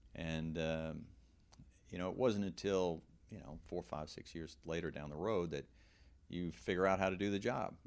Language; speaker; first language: English; native; English